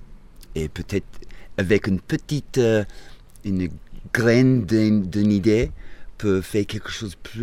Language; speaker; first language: French; non-native, fluent; English